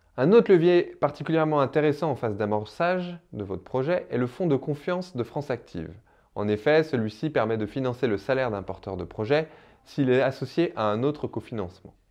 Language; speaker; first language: French; native; French